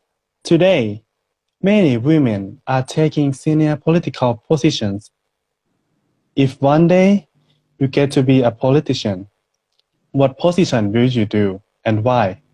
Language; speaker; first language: English; non-native, fluent; Thai